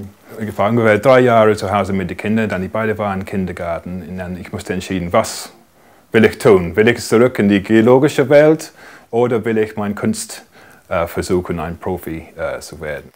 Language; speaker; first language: German; non-native, fluent; English